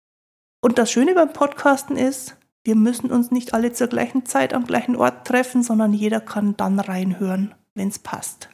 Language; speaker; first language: German; native; German